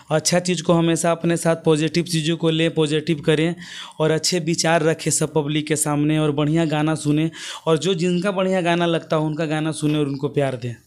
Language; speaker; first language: Hindi; non-native, local second language; Bhojpuri